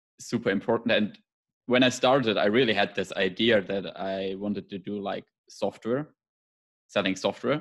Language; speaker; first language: English; non-native, fluent; German